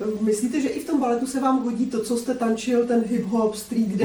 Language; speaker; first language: Czech; native; Czech